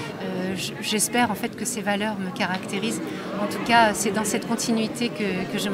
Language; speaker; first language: French; native; French